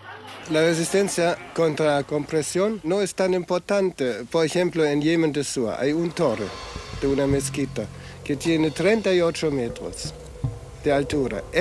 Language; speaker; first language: Spanish; non-native, fluent; German